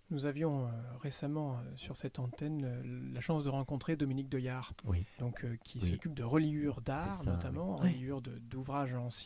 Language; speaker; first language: French; native; French